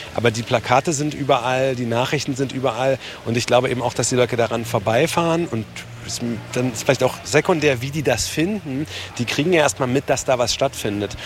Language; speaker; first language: German; native; German